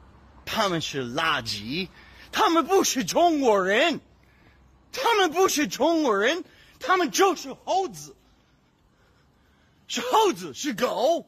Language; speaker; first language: Chinese; non-native, learner; English